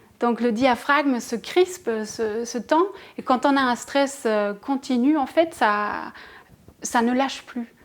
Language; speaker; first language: French; non-native, fluent; German